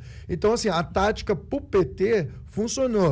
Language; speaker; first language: Portuguese; native; Portuguese